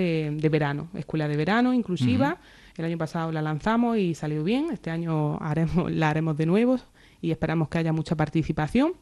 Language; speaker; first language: Spanish; native; Spanish